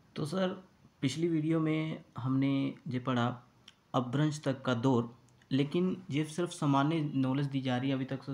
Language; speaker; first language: Hindi; native; Hindi